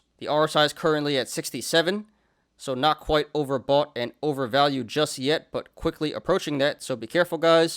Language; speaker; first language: English; native; English